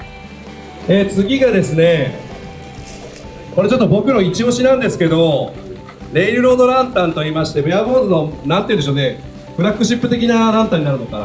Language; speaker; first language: Japanese; native; Japanese